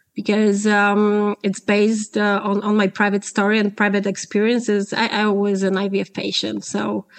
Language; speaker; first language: English; non-native, fluent; Polish